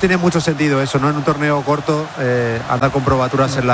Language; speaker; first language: Spanish; native; Spanish